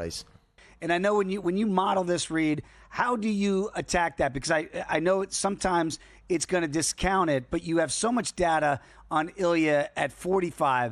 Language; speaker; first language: English; native; English